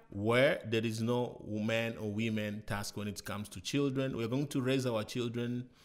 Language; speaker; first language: English; non-native, fluent; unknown